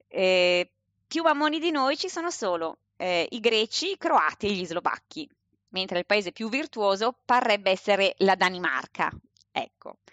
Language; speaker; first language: Italian; native; Italian